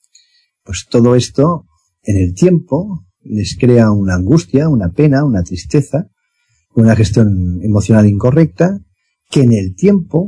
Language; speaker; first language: Spanish; native; Spanish